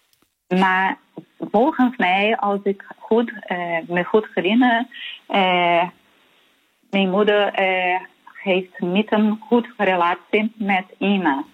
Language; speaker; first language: Dutch; non-native, fluent; Portuguese